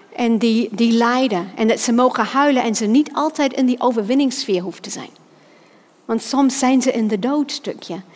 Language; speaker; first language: Dutch; non-native, fluent; English